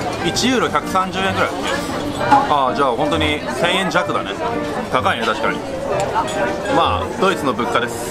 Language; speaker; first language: Japanese; native; Japanese